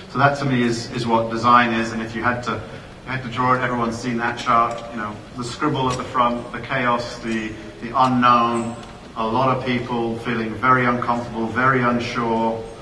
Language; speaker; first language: English; native; English